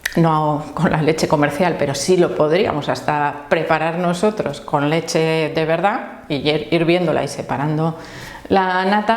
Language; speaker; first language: Spanish; native; Spanish